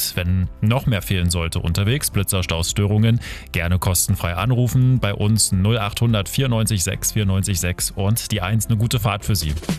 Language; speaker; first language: German; native; German